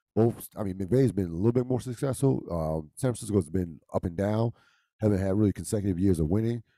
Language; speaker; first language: English; native; English